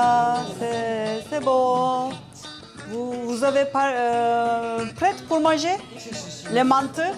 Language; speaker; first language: French; non-native, learner; Turkish